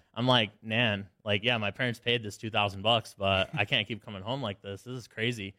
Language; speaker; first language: English; native; English